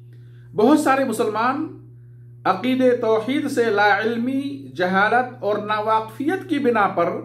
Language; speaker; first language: Urdu; native; Urdu